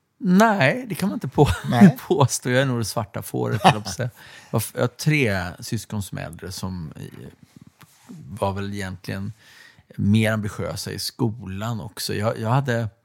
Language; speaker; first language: Swedish; native; Swedish